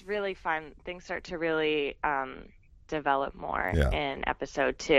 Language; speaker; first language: English; native; English